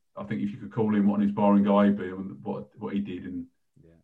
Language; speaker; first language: English; native; English